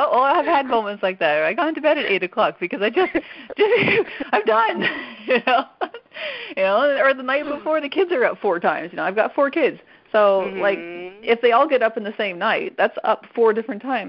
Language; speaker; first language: English; non-native, fluent; French